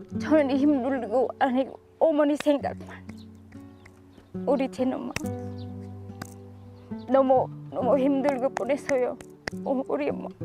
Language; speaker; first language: Korean; non-native, learner; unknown